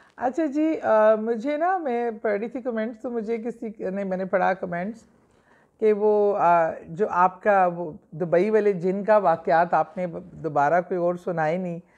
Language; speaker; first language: Urdu; native; Urdu